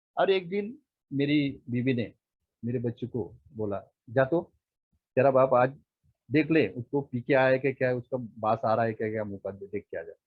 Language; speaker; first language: Hindi; non-native, local second language; Marathi